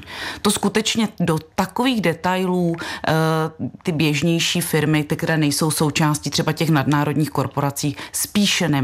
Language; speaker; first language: Czech; native; Czech